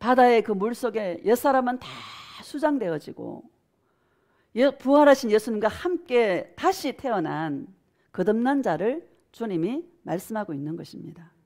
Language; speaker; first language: Korean; native; Korean